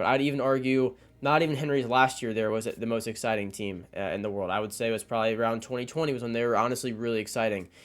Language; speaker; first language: English; native; English